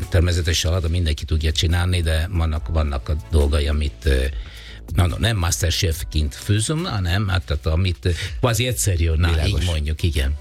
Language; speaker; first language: Hungarian; non-native, fluent; Italian